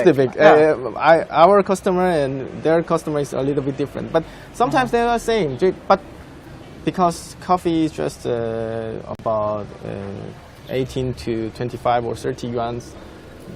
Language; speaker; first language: English; non-native, fluent; Korean